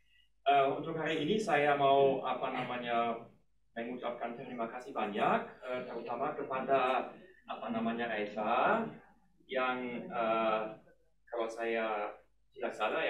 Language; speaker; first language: Indonesian; non-native, fluent; German